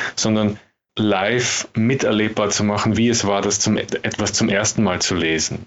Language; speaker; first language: German; native; German